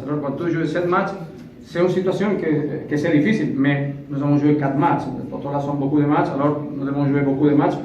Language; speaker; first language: French; non-native, fluent; Spanish